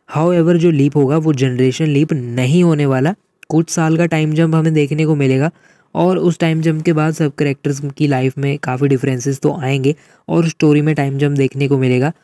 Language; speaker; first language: Hindi; native; Hindi